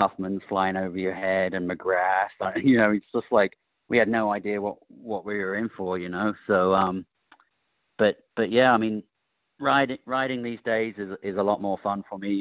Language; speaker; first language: English; native; English